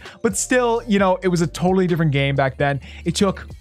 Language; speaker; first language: English; native; English